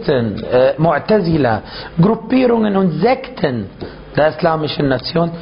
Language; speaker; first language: German; non-native, fluent; Arabic